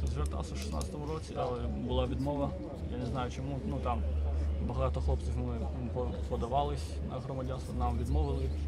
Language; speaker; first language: Ukrainian; non-native, fluent; Russian